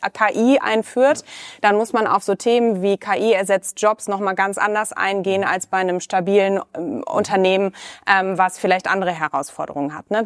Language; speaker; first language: German; native; German